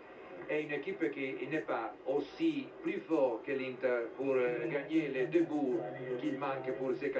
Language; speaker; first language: French; non-native, fluent; Italian